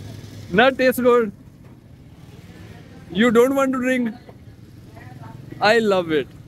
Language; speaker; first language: English; non-native, local second language; Punjabi